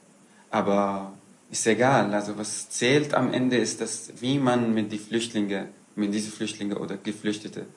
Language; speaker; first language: German; non-native, fluent; Arabic